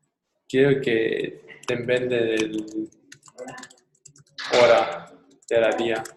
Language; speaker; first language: Spanish; non-native, learner; English